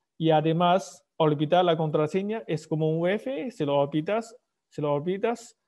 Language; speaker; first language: Spanish; non-native, fluent; Chinese